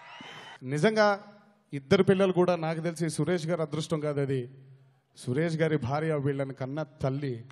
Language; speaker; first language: Telugu; native; Telugu